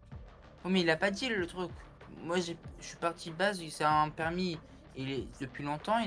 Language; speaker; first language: French; native; French